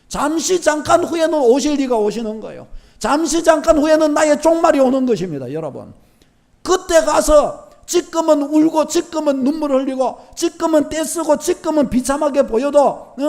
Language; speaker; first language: Korean; native; Korean